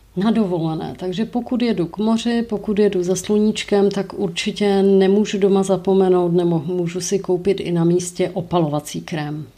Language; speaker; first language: Czech; native; Czech